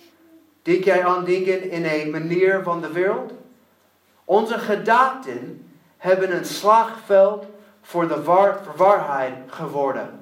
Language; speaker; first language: Dutch; non-native, learner; English